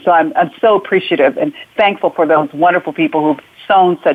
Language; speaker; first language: English; native; English